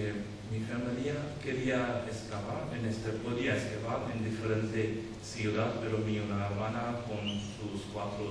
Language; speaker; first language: Spanish; non-native, learner; Urdu